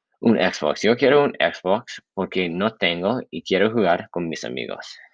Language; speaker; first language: Spanish; non-native, learner; English